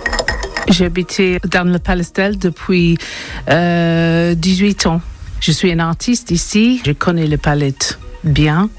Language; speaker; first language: French; non-native, learner; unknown